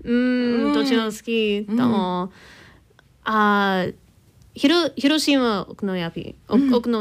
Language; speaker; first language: Japanese; non-native, learner; English